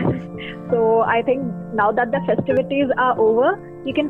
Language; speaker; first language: English; non-native, local second language; Bangla